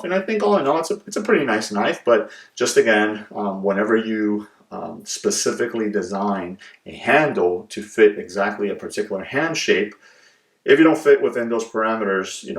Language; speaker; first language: English; native; English